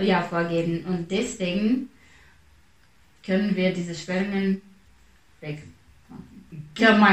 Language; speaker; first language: German; non-native, fluent; Russian